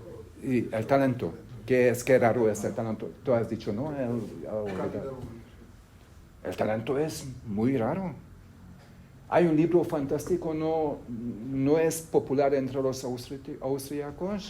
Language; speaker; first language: Spanish; non-native, fluent; Hungarian